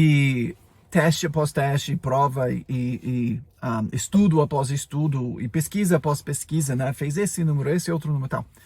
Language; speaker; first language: Portuguese; non-native, fluent; English